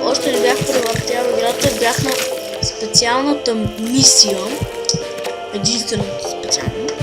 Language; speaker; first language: Bulgarian; native; Bulgarian